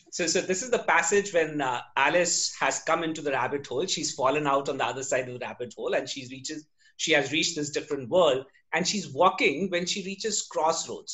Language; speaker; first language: English; non-native, local second language; Hindi